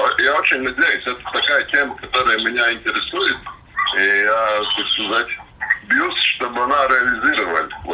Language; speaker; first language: Russian; non-native, local second language; Latvian